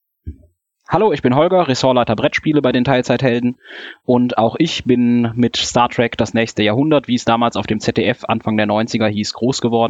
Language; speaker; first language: German; native; German